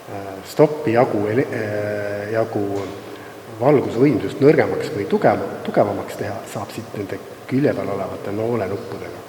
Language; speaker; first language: Estonian; native; Estonian